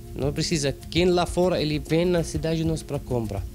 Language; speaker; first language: Portuguese; non-native, learner; Arabic